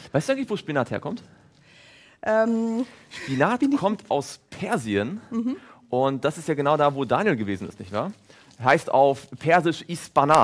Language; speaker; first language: German; native; German